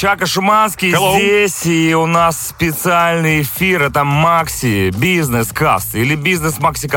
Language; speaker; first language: Russian; native; Russian